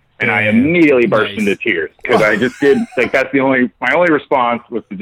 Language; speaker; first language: English; native; English